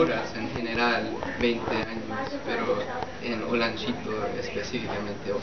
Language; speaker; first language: Spanish; non-native, fluent; English